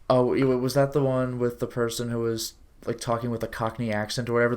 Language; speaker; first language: English; native; English